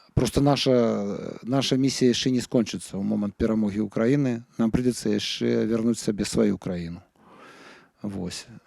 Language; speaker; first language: Belarusian; non-native, local second language; Russian